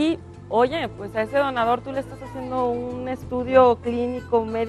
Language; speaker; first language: Spanish; native; Spanish